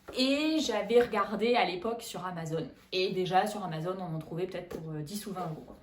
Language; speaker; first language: French; native; French